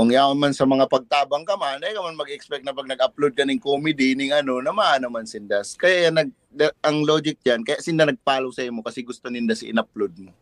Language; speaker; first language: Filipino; non-native, local second language; Bikol